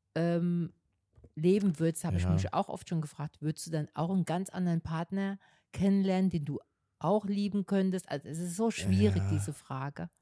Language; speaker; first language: German; native; German